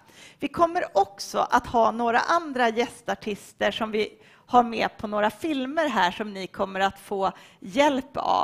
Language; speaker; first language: Swedish; native; Swedish